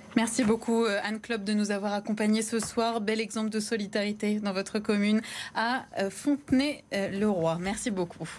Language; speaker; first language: French; native; French